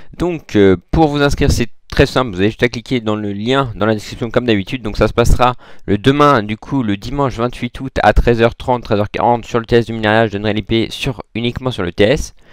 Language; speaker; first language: French; native; French